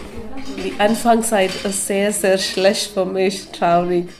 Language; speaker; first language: German; non-native, learner; Malayalam